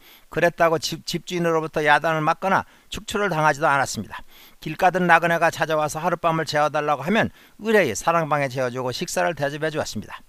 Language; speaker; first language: Korean; native; Korean